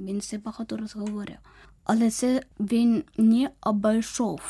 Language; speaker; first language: Ukrainian; non-native, learner; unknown